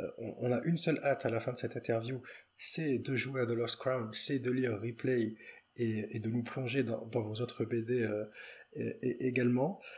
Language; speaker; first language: French; native; French